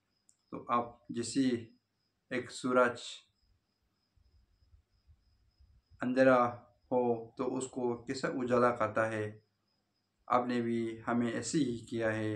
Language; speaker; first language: Hindi; non-native, local second language; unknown